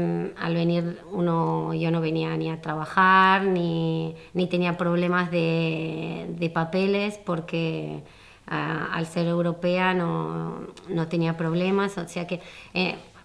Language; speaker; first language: Spanish; native; Spanish